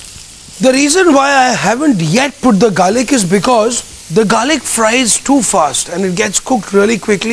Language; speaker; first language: English; non-native, local second language; Hindi